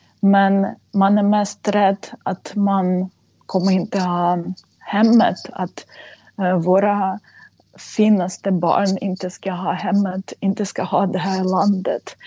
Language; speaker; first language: Swedish; non-native, fluent; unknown